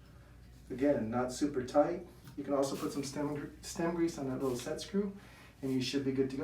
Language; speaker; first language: English; native; English